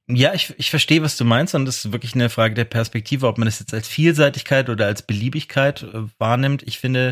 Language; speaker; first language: German; native; German